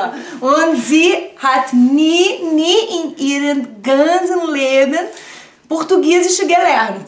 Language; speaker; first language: German; non-native, fluent; Portuguese